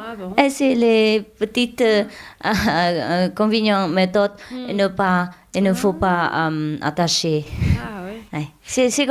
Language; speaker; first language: French; non-native, learner; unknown